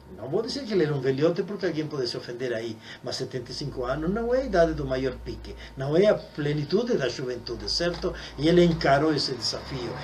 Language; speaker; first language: Portuguese; non-native, fluent; Spanish